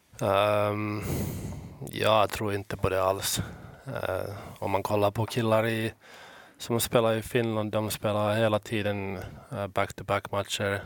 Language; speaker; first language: Swedish; non-native, local second language; Finnish